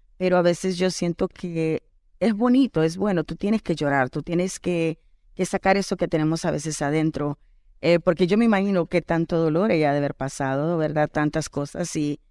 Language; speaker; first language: Spanish; early bilingual, heritage; Spanish